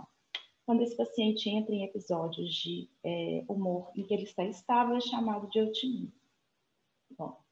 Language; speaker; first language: Portuguese; native; Portuguese